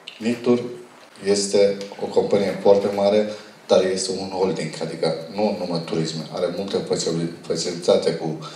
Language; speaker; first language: Romanian; non-native, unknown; Turkish